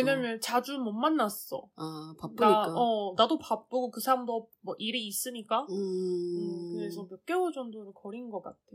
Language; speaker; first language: Korean; non-native, learner; Chinese